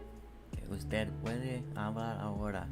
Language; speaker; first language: Spanish; non-native, learner; English